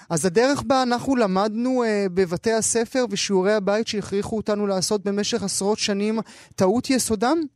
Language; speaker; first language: Hebrew; native; Hebrew